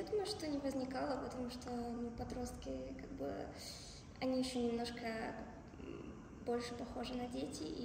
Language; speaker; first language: Russian; non-native, fluent; Polish